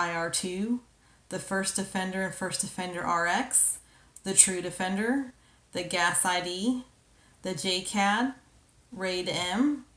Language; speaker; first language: English; native; English